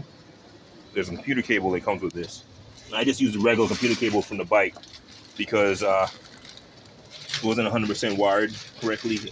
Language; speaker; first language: English; native; English